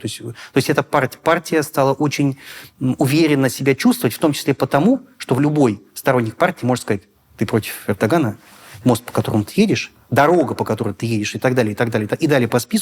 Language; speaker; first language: Russian; native; Russian